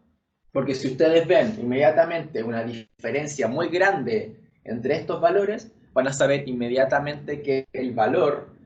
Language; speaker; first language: Spanish; native; Spanish